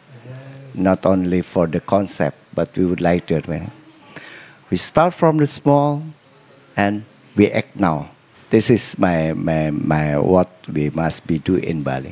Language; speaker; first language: English; non-native, learner; Indonesian